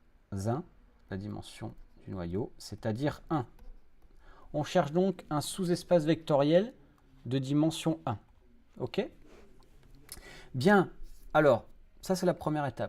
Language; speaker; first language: French; native; French